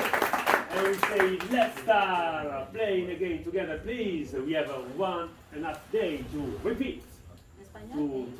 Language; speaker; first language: English; non-native, fluent; Italian